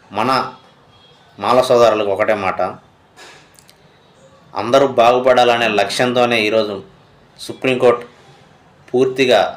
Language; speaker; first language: Telugu; native; Telugu